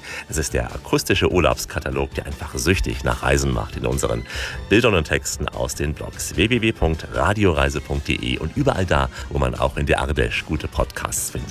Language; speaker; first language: German; native; German